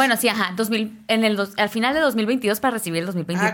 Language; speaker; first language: Spanish; native; Spanish